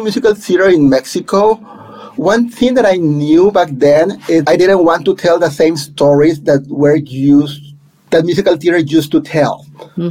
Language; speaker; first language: English; non-native, fluent; Spanish